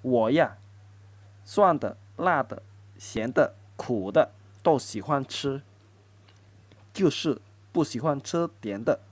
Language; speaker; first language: Chinese; non-native, fluent; Indonesian